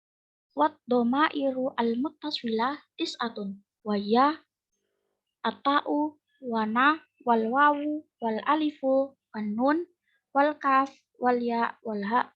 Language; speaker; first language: Arabic; non-native, learner; Indonesian